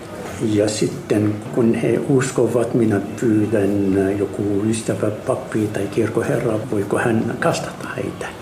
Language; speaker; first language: Finnish; non-native, fluent; Arabic